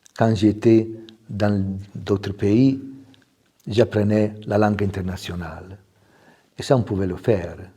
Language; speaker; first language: French; non-native, fluent; Italian